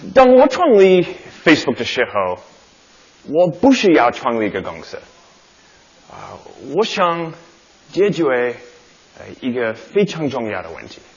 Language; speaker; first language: Chinese; non-native, learner; English